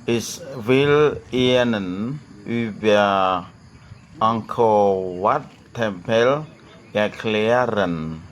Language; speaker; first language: German; non-native, learner; Khmer